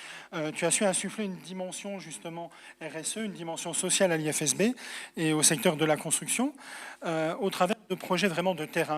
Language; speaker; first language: French; native; French